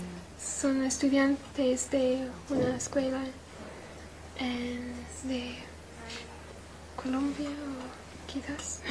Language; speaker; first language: Spanish; non-native, learner; English